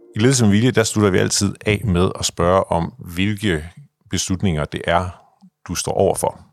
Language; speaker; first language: Danish; native; Danish